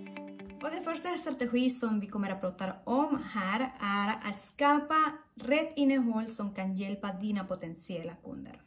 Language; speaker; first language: Swedish; non-native, fluent; Spanish